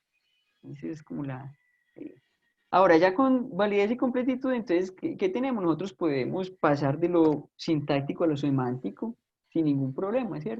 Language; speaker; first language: Spanish; native; Spanish